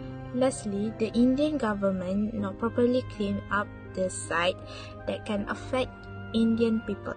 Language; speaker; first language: English; non-native, local second language; Malay